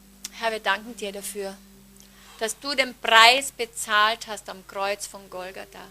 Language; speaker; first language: German; native; German